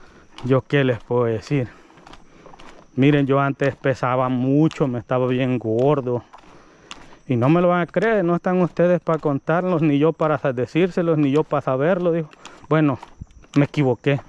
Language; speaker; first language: Spanish; native; Spanish